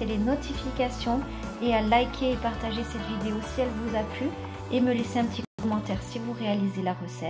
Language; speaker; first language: French; native; French